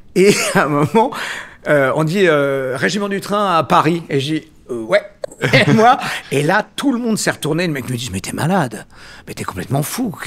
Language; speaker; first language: French; native; French